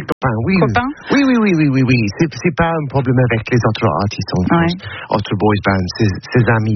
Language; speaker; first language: French; non-native, learner; English